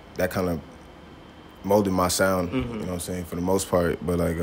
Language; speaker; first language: English; native; English